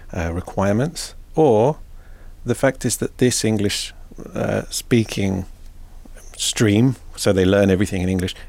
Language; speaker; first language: English; native; English